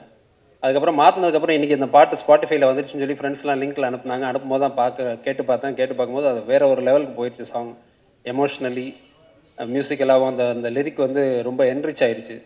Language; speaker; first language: Tamil; native; Tamil